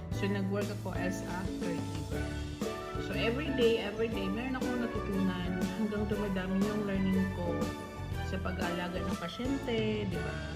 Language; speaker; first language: Filipino; non-native, local second language; Cebuano